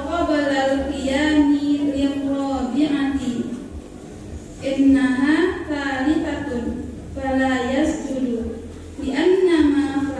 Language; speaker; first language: Arabic; non-native, learner; Indonesian